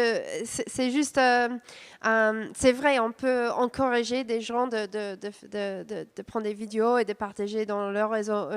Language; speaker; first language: French; non-native, fluent; English